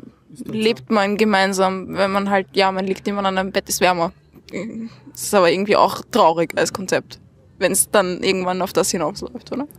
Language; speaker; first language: German; native; German